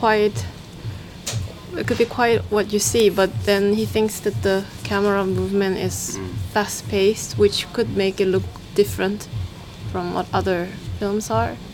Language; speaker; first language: English; non-native, fluent; Korean